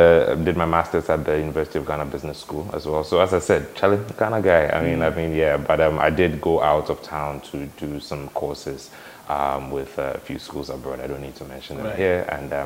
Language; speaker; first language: English; non-native, local second language; Akan